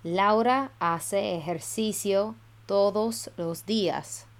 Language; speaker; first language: Spanish; non-native, fluent; English